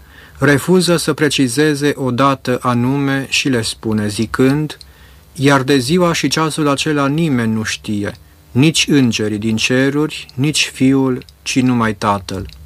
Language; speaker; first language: Romanian; native; Romanian